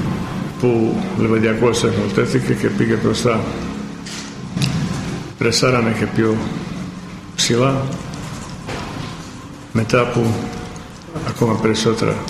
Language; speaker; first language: Greek; non-native, fluent; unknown